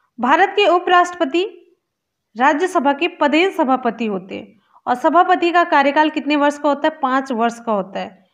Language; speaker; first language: Hindi; native; Hindi